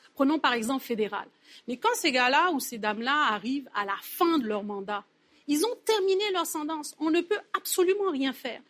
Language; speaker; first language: French; native; French